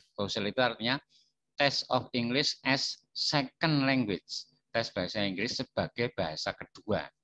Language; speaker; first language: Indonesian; non-native, local second language; Javanese